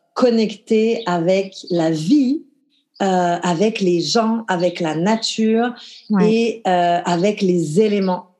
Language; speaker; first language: French; native; French